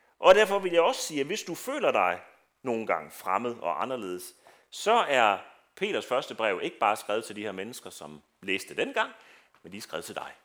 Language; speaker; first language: Danish; native; Danish